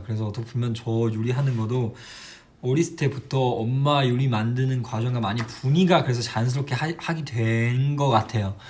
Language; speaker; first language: Korean; non-native, fluent; Chinese